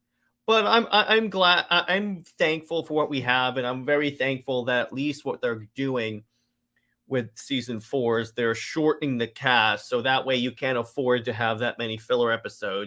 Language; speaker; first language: English; native; English